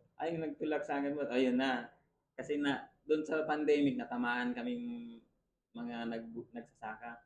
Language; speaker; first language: Filipino; non-native, local second language; Cebuano